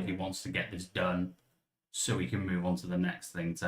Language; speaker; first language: English; native; English